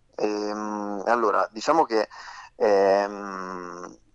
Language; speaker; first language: Italian; native; Italian